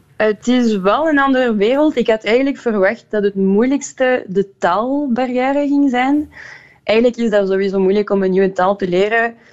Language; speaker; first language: Dutch; non-native, local second language; French